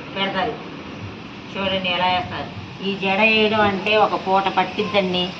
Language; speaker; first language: Telugu; non-native, local second language; Lambadi